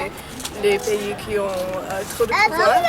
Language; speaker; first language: French; early bilingual, heritage; Chinese